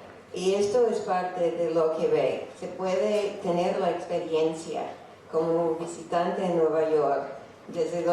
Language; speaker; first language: Spanish; non-native, fluent; English